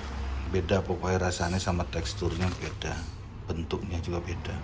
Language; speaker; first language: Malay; non-native, local second language; Javanese